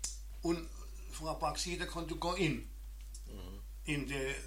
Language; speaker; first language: Danish; non-native, learner; German